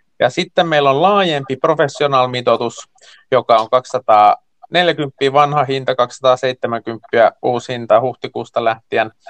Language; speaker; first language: Finnish; non-native, local second language; Swedish